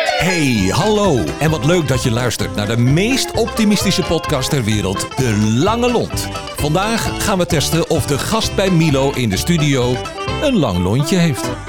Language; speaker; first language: Dutch; native; Dutch